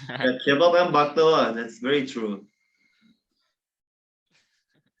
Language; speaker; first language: English; non-native, learner; Turkish